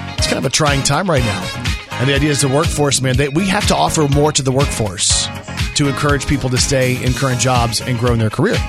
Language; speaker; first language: English; native; English